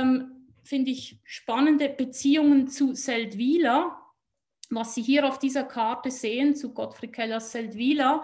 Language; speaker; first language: German; native; German